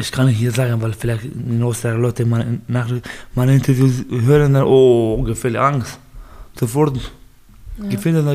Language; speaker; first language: German; non-native, learner; Baluchi